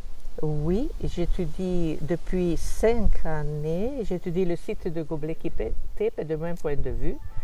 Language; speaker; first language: French; non-native, fluent; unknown